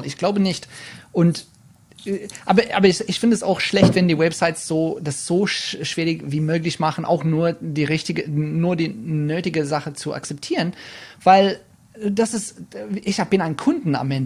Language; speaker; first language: German; non-native, fluent; English